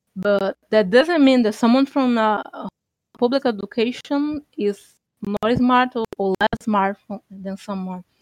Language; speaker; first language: English; non-native, fluent; Portuguese